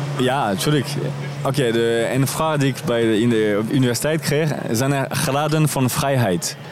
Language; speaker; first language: Dutch; non-native, fluent; French